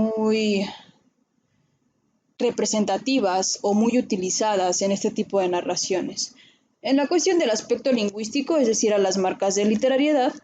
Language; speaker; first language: Spanish; native; Spanish